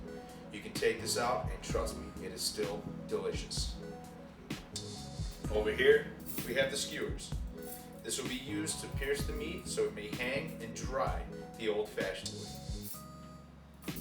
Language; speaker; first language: English; native; English